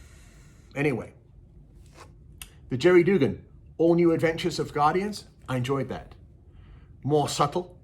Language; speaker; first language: English; native; English